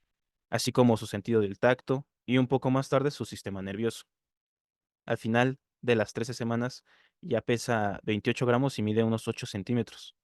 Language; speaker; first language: Spanish; native; Spanish